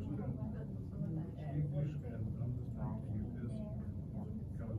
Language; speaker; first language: English; non-native, learner; Russian